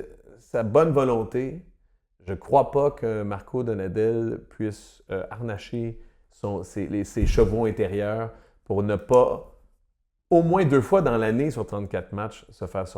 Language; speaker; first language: French; native; French